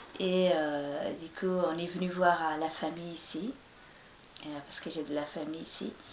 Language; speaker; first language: French; non-native, local second language; Somali